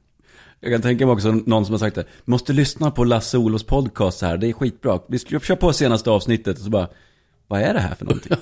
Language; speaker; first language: Swedish; native; Swedish